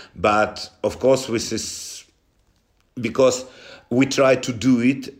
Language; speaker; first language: English; non-native, learner; Russian